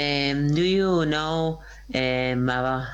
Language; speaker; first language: English; non-native, learner; Spanish